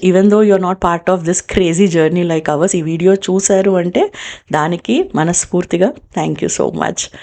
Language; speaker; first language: English; non-native, local second language; Telugu